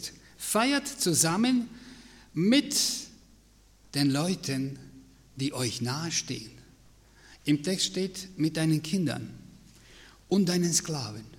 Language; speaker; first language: German; non-native, fluent; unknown